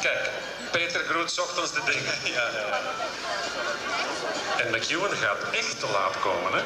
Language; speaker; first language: Dutch; native; Dutch